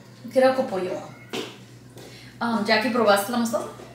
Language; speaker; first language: Spanish; early bilingual, heritage; Spanish